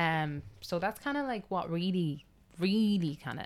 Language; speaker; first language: English; non-native, fluent; Polish